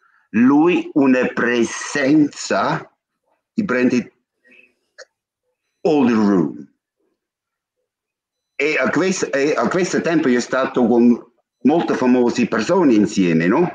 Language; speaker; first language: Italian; non-native, learner; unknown